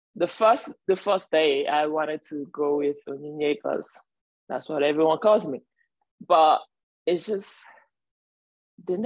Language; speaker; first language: English; non-native, local second language; Igbo